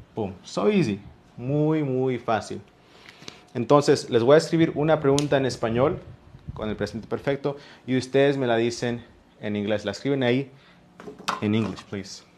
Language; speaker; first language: Spanish; early bilingual, heritage; Spanish